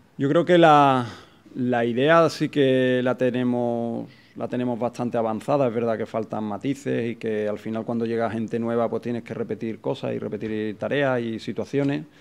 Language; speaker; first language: Spanish; native; Spanish